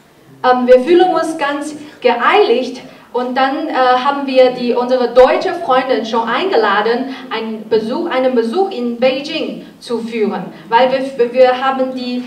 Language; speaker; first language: German; non-native, fluent; Chinese